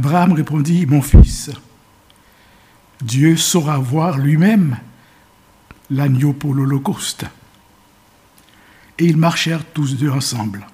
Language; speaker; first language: French; native; French